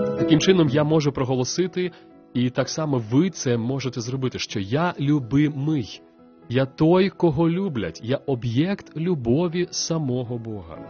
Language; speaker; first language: Ukrainian; native; Ukrainian